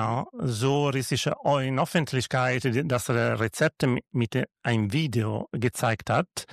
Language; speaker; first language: German; non-native, learner; Italian